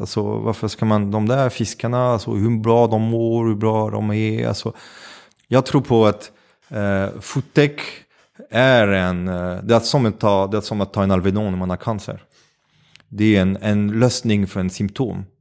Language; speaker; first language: Swedish; non-native, fluent; French